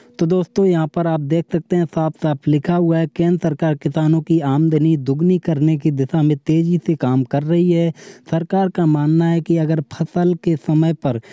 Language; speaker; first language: Hindi; native; Hindi